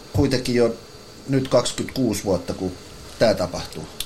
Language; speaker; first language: English; non-native, fluent; Finnish